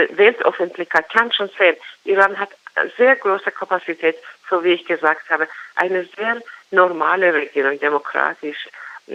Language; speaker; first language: German; non-native, fluent; Persian